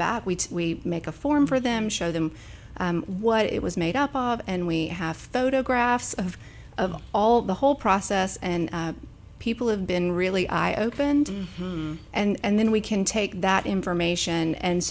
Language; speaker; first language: English; native; English